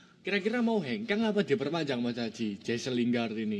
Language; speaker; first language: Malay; non-native, local second language; Javanese